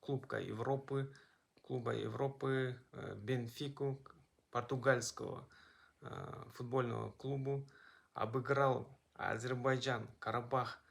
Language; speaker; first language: Russian; non-native, local second language; Kazakh